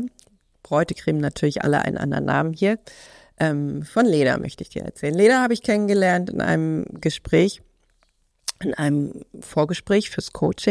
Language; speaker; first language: German; native; German